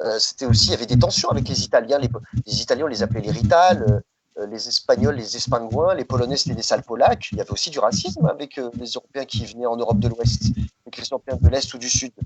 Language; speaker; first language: French; early bilingual, other home language; Riffian